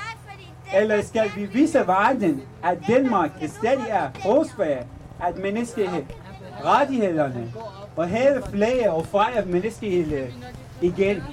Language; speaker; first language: Danish; non-native, fluent; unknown